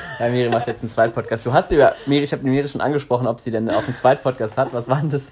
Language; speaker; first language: German; native; German